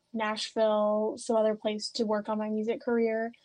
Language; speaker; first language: English; native; English